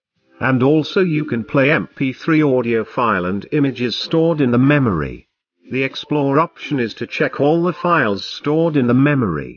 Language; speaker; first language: English; non-native, fluent; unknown